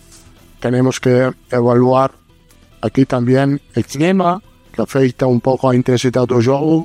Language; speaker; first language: Portuguese; non-native, learner; Italian